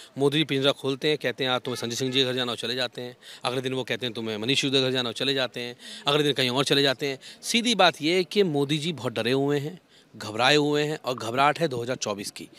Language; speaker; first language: Hindi; native; Hindi